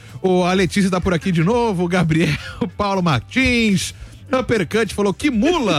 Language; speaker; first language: Portuguese; native; Portuguese